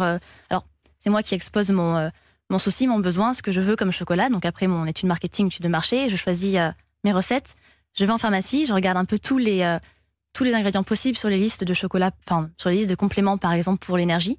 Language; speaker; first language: French; native; French